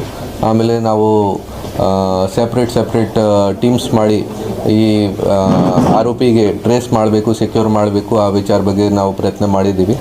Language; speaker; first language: Kannada; non-native, fluent; Hindi